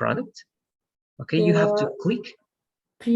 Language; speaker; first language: English; non-native, fluent; Spanish